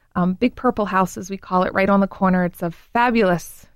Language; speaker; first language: English; native; English